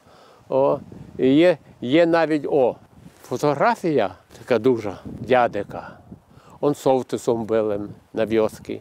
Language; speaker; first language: Polish; early bilingual, heritage; Ukrainian